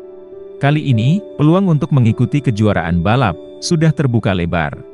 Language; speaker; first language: Indonesian; native; Indonesian